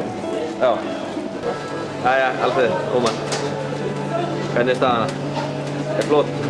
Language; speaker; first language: Icelandic; native; Icelandic